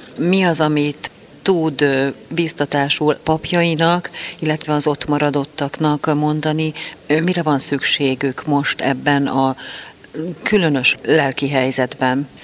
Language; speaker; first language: Hungarian; native; Hungarian